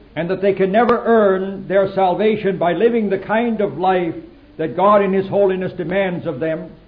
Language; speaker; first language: English; native; English